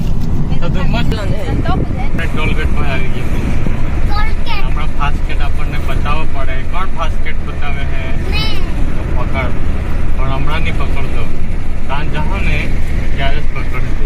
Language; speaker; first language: Gujarati; non-native, local second language; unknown